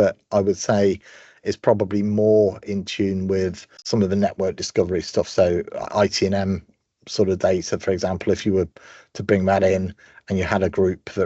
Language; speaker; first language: English; native; English